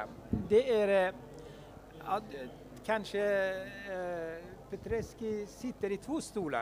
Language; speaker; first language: Swedish; non-native, fluent; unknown